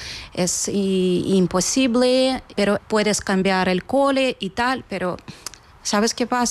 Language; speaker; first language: Spanish; non-native, fluent; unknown